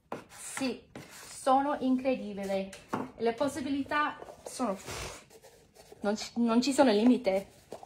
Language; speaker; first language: Italian; non-native, learner; English